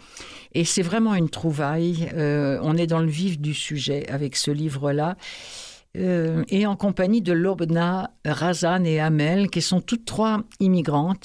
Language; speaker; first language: French; native; French